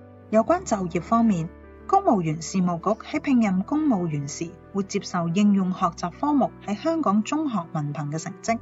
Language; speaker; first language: Chinese; non-native, local second language; Cantonese